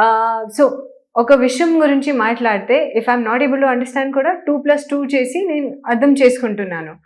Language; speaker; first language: Telugu; non-native, local second language; Hindi